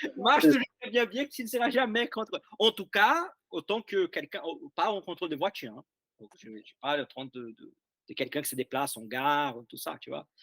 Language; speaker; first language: French; non-native, fluent; Portuguese